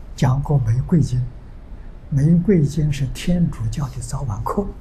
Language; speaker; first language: Chinese; native; Chinese